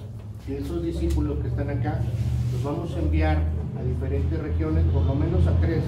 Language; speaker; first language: Spanish; native; Spanish